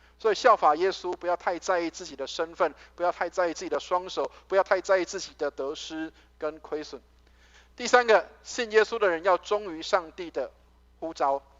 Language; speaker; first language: Chinese; native; Chinese